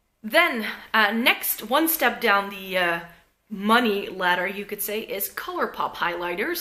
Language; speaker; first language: English; non-native, fluent; Dutch